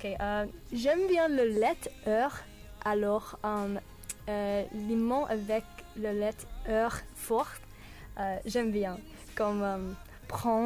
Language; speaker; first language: French; non-native, learner; English